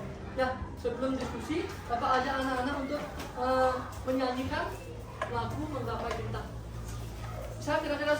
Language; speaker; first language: Indonesian; native; Indonesian